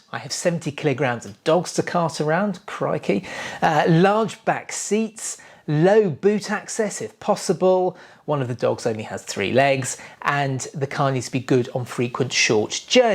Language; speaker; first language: English; native; English